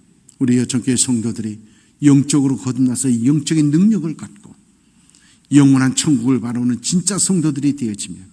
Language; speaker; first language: Korean; native; Korean